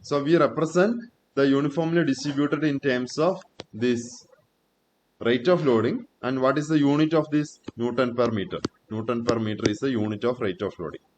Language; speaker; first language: English; non-native, local second language; Malayalam